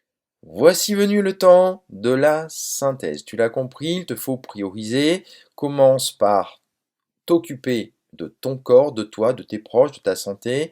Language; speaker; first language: French; native; French